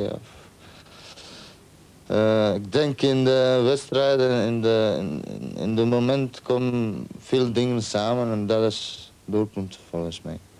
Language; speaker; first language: Dutch; non-native, learner; Croatian